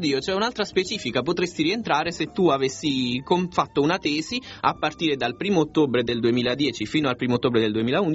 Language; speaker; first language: Italian; native; Italian